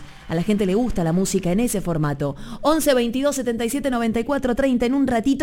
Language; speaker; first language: Spanish; native; Spanish